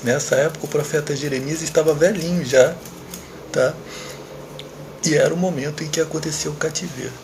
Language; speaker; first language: Portuguese; native; Portuguese